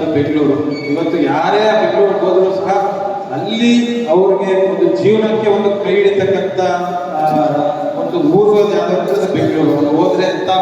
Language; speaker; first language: Kannada; native; Kannada